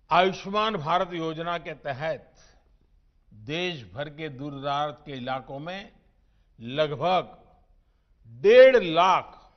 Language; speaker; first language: Hindi; non-native, local second language; Gujarati